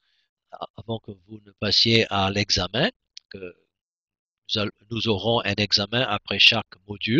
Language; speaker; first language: French; non-native, fluent; English